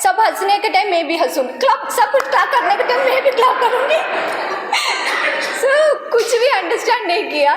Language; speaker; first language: Hindi; non-native, local second language; Malayalam